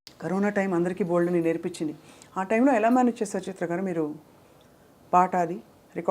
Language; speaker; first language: Telugu; native; Telugu